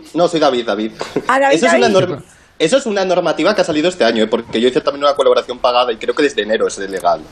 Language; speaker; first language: Spanish; native; Spanish